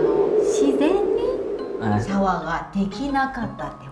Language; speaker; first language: Japanese; non-native, fluent; Burmese